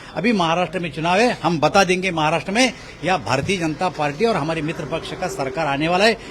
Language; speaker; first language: Hindi; non-native, local second language; Marathi